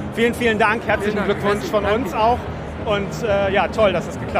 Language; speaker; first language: German; native; German